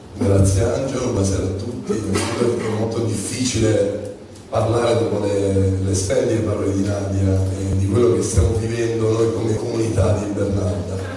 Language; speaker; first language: Italian; native; Italian